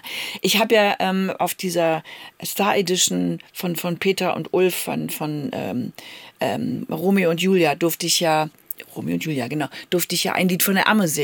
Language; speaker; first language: German; native; German